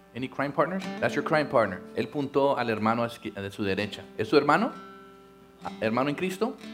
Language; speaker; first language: Spanish; early bilingual, heritage; Spanish